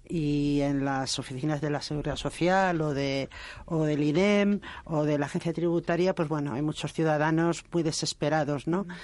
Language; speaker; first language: Spanish; native; Spanish